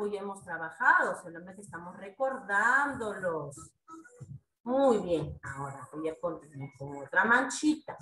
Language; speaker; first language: Spanish; native; Spanish